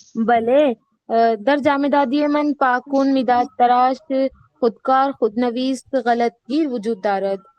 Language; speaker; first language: Persian; non-native, learner; Urdu